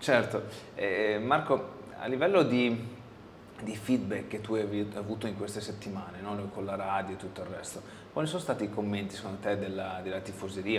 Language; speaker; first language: Italian; native; Italian